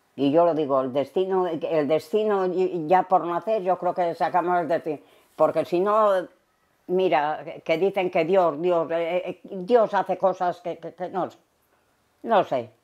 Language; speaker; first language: Spanish; native; Spanish